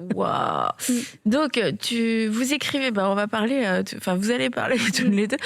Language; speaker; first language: French; native; French